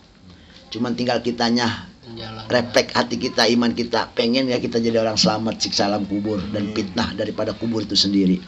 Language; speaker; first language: Indonesian; native; Indonesian